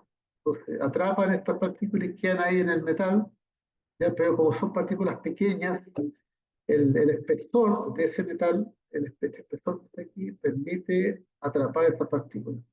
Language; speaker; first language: Spanish; native; Spanish